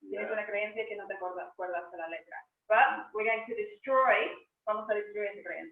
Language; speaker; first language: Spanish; non-native, fluent; English